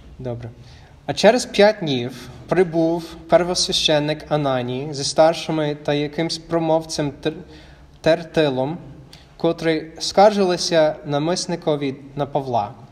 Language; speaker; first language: Ukrainian; non-native, fluent; English